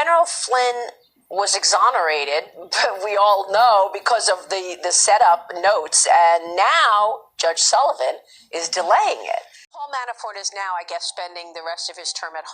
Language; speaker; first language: English; native; English